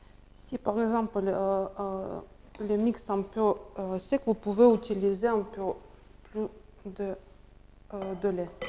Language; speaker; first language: French; non-native, learner; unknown